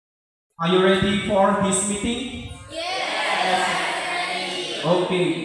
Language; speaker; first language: English; non-native, learner; Indonesian